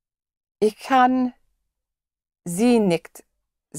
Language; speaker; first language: German; non-native, learner; English